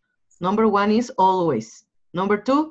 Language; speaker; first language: English; non-native, learner; Spanish